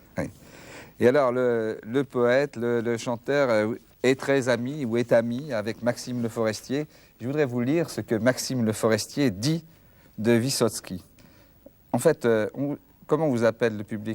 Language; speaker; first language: French; native; French